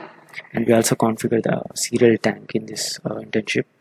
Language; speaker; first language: English; non-native, local second language; Telugu